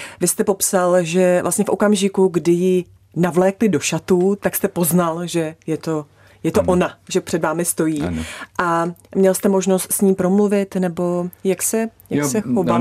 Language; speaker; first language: Czech; native; Czech